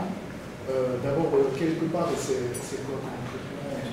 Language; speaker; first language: French; non-native, learner; Japanese